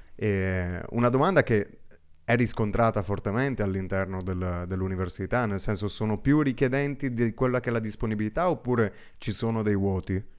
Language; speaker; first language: Italian; native; Italian